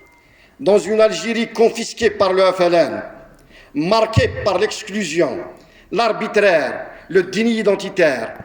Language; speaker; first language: French; non-native, local second language; Kabyle